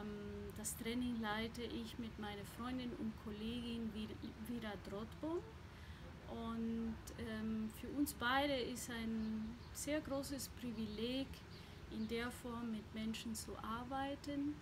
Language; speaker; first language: German; non-native, fluent; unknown